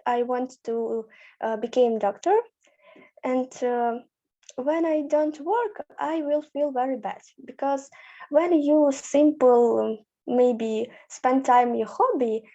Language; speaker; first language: English; non-native, learner; Ukrainian